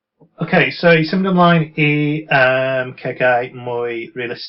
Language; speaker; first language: Welsh; non-native, local second language; English